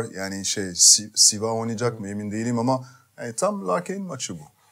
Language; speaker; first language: Turkish; non-native, fluent; French